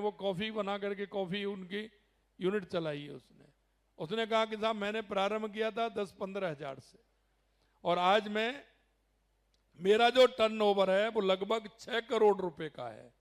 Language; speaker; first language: Hindi; native; Hindi